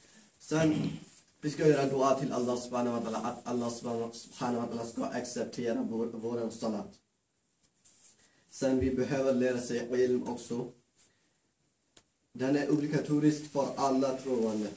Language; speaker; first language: Swedish; non-native, fluent; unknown